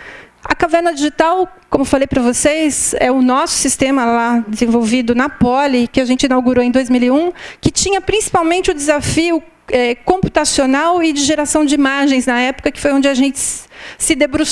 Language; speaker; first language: Portuguese; native; Portuguese